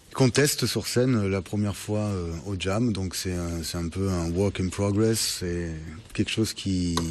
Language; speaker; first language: French; non-native, fluent; German